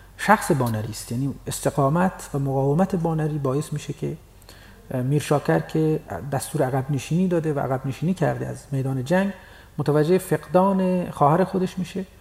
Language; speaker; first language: Persian; non-native, local second language; Baluchi